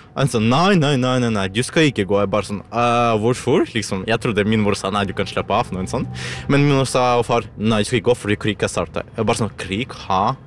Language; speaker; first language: Norwegian; non-native, learner; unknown